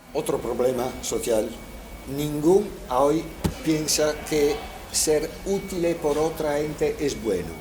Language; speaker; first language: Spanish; non-native, learner; Italian